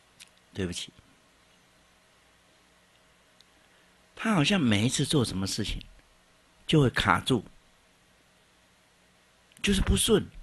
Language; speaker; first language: Chinese; native; Chinese